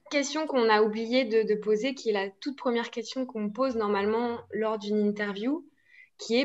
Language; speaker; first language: French; native; French